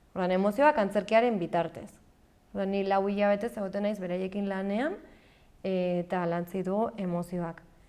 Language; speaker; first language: Basque; native; Basque